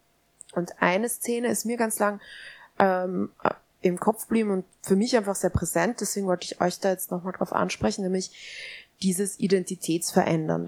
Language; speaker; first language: German; native; German